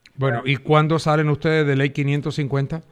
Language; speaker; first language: Spanish; native; Spanish